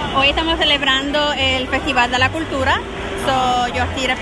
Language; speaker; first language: Spanish; native; Spanish